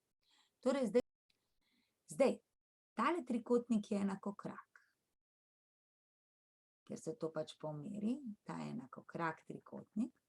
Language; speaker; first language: Slovenian; native; Slovenian